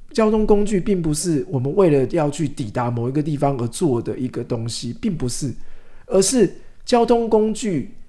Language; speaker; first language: Chinese; native; Chinese